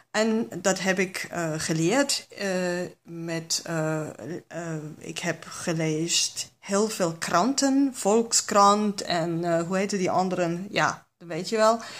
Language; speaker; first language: Dutch; non-native, fluent; German